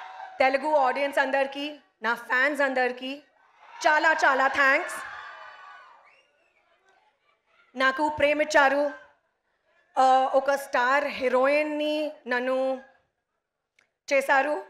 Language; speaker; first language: Telugu; non-native, local second language; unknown